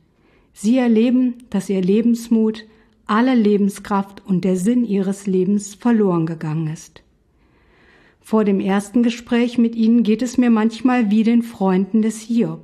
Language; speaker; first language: German; native; German